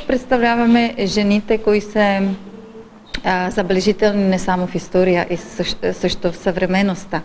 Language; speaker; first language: Bulgarian; non-native, fluent; Czech